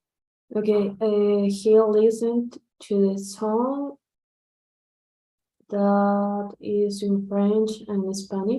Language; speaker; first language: English; non-native, learner; Spanish